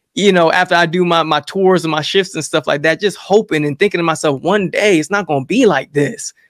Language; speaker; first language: English; native; English